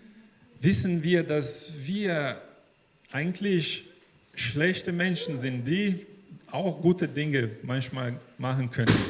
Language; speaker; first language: German; non-native, fluent; Portuguese